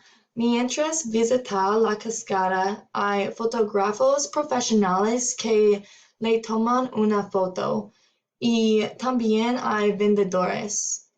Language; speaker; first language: Spanish; non-native, learner; English